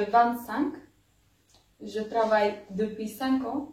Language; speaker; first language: French; non-native, learner; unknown